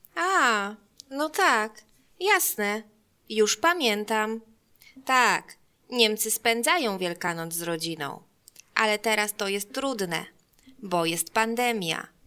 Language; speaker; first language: Polish; non-native, fluent; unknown